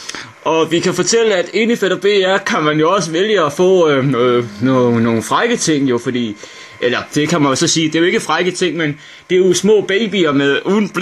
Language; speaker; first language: Danish; native; Danish